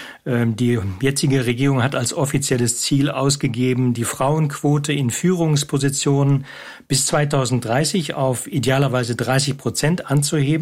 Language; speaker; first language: German; native; German